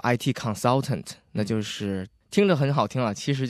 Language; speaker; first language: Chinese; native; Chinese